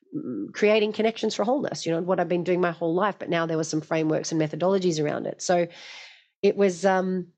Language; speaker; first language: English; native; English